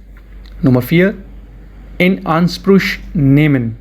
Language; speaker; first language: German; non-native, fluent; Hindi